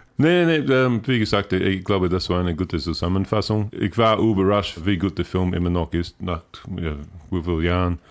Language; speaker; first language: German; non-native, learner; English